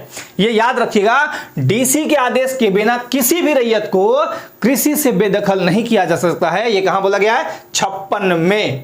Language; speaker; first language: Hindi; native; Hindi